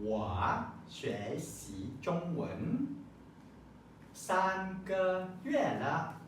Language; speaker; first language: Chinese; non-native, learner; Lao